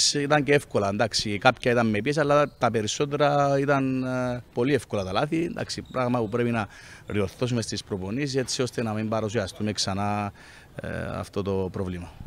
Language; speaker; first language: Greek; native; Greek